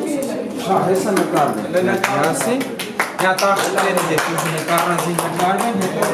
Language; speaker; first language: Armenian; native; Armenian